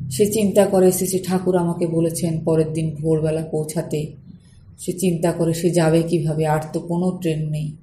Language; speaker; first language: Bangla; native; Bangla